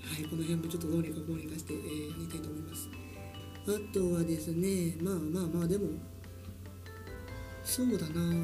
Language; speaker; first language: Japanese; native; Japanese